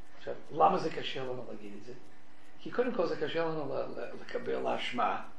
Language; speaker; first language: Hebrew; non-native, fluent; English